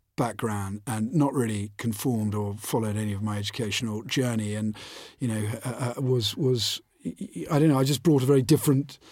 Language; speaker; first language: English; native; English